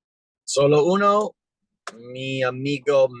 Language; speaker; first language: Spanish; non-native, learner; English